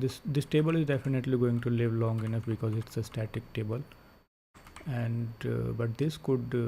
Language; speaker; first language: English; non-native, local second language; Hindi